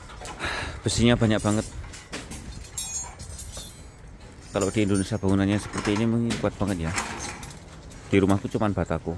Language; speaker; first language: Indonesian; non-native, local second language; Javanese